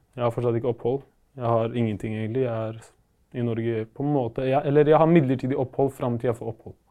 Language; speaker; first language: Norwegian; early bilingual, other home language; Arabic